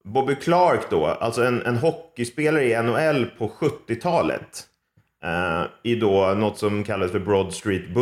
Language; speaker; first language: Swedish; native; Swedish